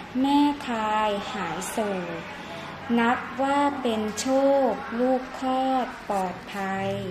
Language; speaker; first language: Thai; native; Thai